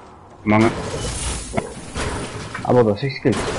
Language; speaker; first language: Swedish; early bilingual, other home language; Turkish